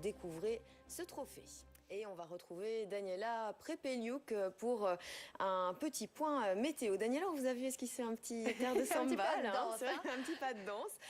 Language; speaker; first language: French; native; French